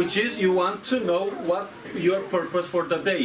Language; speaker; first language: English; non-native, fluent; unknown